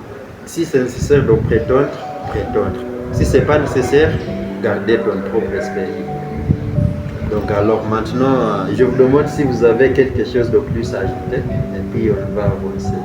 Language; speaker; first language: French; non-native, fluent; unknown